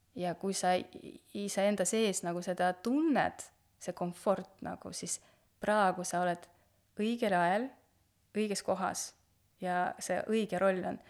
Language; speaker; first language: Estonian; non-native, local second language; Russian